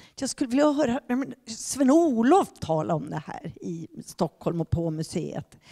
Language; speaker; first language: Swedish; native; Swedish